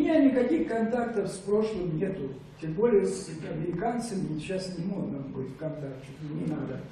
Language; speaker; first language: Russian; native; Russian